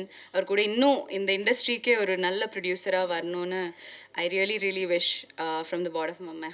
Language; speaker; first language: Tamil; non-native, local second language; Malayalam